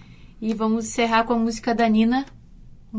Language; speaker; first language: Portuguese; native; Portuguese